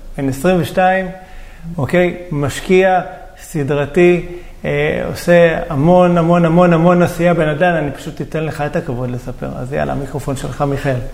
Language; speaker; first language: Hebrew; native; Hebrew